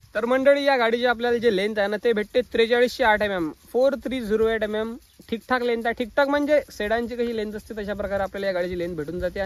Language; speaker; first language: Marathi; native; Marathi